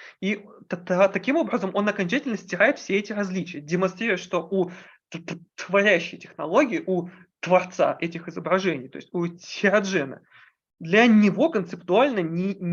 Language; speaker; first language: Russian; native; Russian